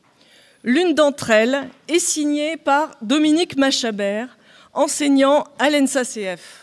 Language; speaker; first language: French; native; French